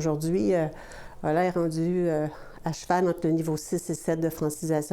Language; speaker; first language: French; native; French